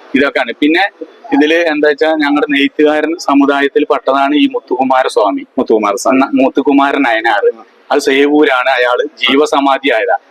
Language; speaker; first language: Malayalam; non-native, local second language; Tamil